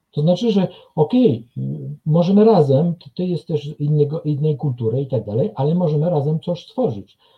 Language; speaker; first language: Polish; non-native, fluent; French